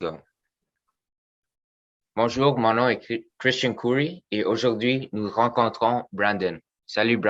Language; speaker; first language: French; non-native, fluent; English